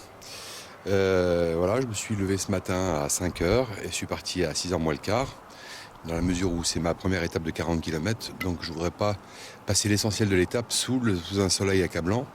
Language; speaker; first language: French; native; French